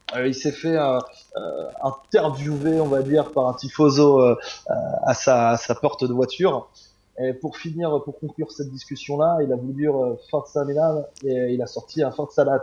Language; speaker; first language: French; native; French